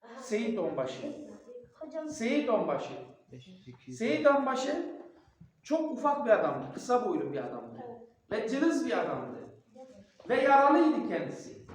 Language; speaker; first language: Turkish; non-native, local second language; Kurdish